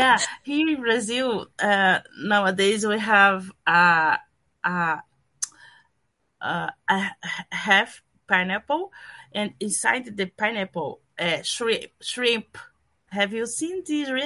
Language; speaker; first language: English; non-native, learner; Portuguese